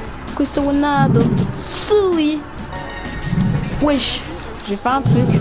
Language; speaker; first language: French; native; French